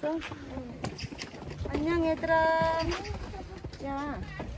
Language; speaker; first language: Korean; non-native, fluent; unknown